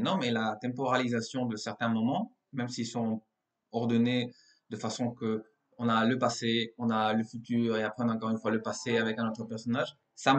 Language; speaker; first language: French; non-native, fluent; Spanish